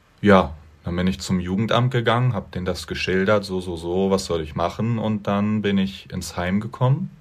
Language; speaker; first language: German; native; German